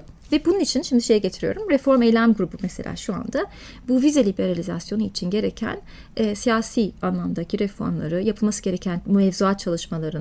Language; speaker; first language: Turkish; native; Turkish